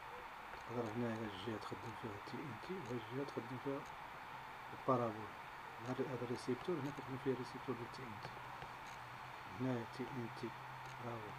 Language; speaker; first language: Arabic; native; Arabic